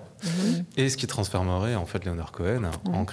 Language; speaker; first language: French; native; French